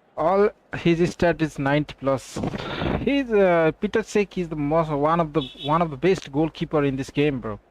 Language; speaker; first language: English; non-native, local second language; Nepali